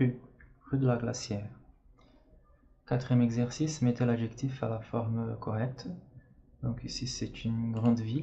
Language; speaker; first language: French; non-native, fluent; Portuguese